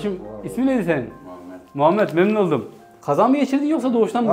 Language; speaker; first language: Turkish; native; Turkish